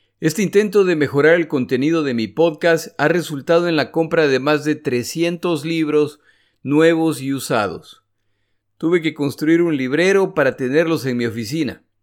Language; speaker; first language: Spanish; native; Spanish